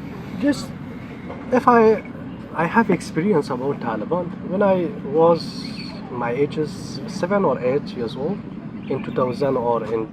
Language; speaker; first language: English; non-native, learner; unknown